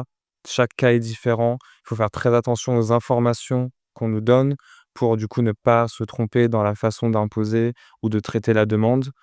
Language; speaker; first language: French; native; French